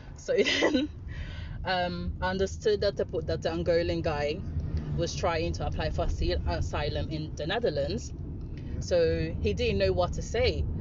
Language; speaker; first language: English; non-native, fluent; Dutch